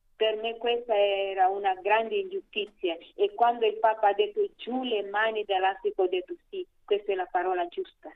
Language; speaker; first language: Italian; non-native, fluent; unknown